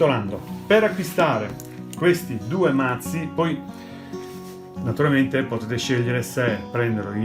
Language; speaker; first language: Italian; native; Italian